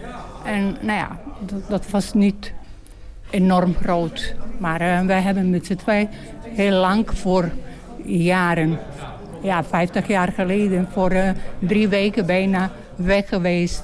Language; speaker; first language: Dutch; non-native, learner; Bosnian